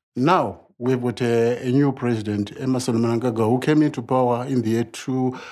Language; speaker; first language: English; non-native, local second language; Shona